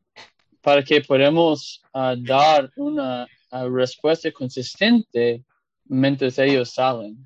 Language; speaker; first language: Spanish; non-native, fluent; English